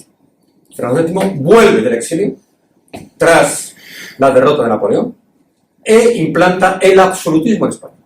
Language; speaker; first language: Spanish; native; Spanish